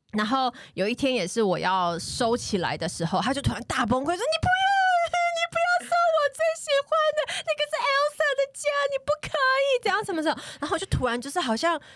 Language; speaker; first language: Chinese; early bilingual, heritage; Chinese